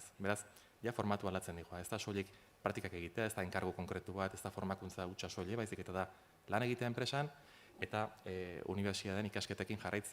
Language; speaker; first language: Basque; native; Basque